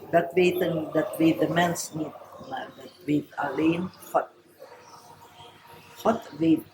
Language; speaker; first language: Dutch; non-native, fluent; Indonesian